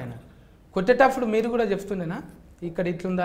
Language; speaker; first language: Telugu; native; Telugu